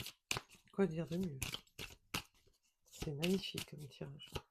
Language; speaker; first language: French; native; French